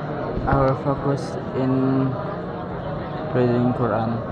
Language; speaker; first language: English; non-native, learner; Indonesian